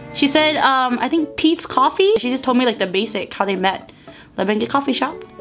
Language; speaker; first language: English; early bilingual, other home language; Vietnamese